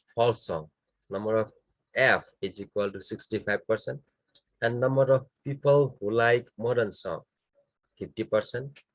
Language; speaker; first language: English; non-native, local second language; Nepali